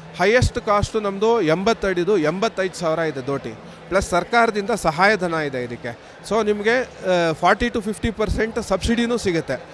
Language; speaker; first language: Kannada; native; Kannada